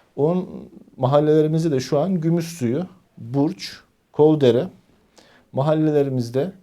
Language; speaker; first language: Turkish; native; Turkish